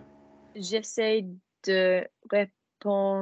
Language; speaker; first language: French; non-native, learner; English